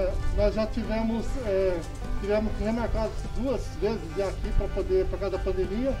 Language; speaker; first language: Portuguese; native; Portuguese